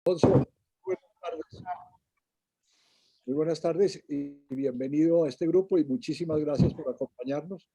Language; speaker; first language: Spanish; native; Spanish